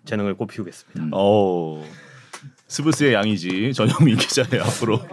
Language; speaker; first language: Korean; native; Korean